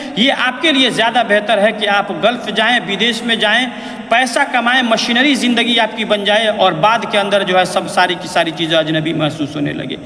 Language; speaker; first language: Urdu; native; Urdu